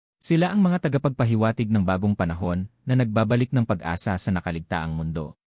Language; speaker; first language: Filipino; native; Filipino